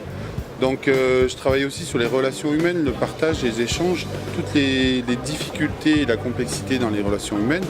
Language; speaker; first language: French; native; French